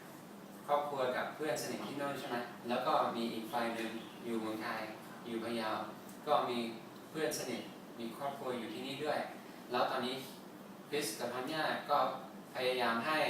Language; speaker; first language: Thai; non-native, fluent; English